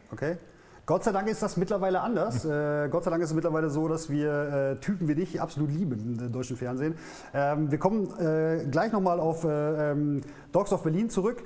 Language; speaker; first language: German; native; German